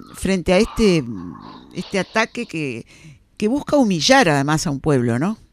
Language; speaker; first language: Spanish; native; Spanish